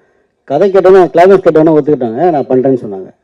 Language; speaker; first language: Tamil; native; Tamil